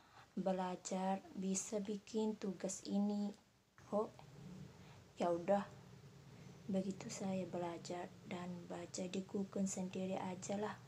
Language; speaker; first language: Indonesian; non-native, learner; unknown